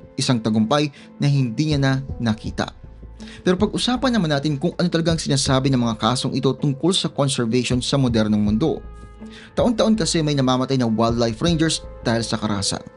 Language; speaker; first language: Filipino; native; Filipino